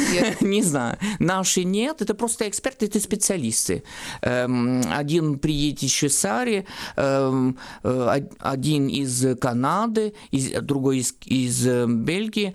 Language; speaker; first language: Russian; non-native, fluent; French